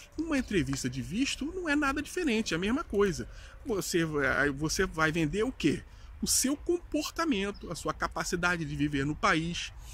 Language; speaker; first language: Portuguese; native; Portuguese